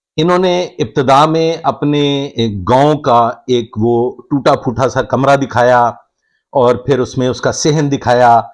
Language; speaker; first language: Urdu; non-native, local second language; Punjabi